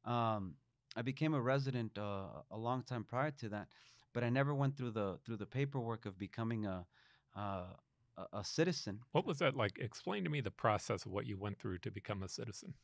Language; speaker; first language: English; early bilingual, other home language; Spanish